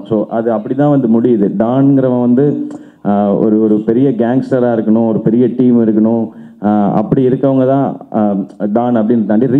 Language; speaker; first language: Tamil; native; Tamil